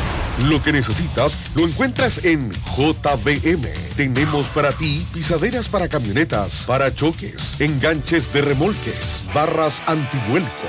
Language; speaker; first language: Spanish; native; Spanish